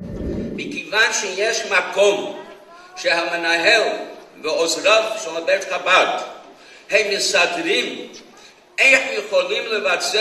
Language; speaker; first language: Hebrew; non-native, fluent; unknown